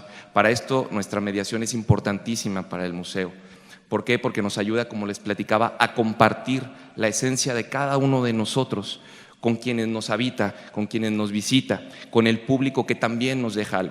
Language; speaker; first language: Spanish; native; Spanish